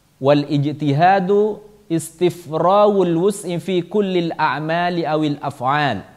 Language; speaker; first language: Arabic; non-native, fluent; Indonesian